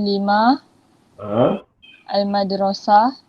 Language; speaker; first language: Arabic; non-native, learner; Malay